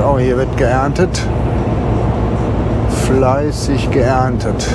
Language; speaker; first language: German; native; German